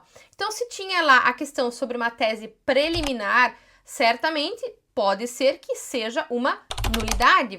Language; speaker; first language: Portuguese; native; Portuguese